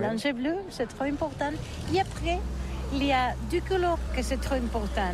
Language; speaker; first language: French; non-native, learner; Catalan